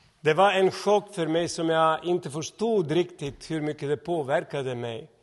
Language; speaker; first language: Swedish; non-native, fluent; Serbian